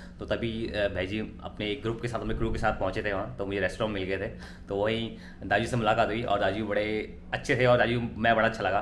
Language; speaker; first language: Hindi; native; Hindi